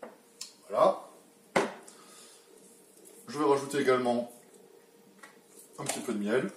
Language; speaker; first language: French; native; French